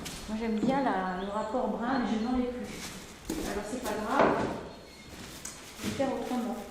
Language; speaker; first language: French; native; French